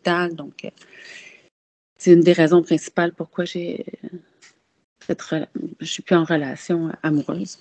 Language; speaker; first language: French; native; French